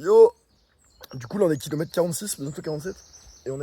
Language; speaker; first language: French; native; French